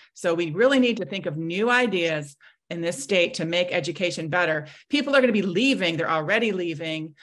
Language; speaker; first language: English; native; English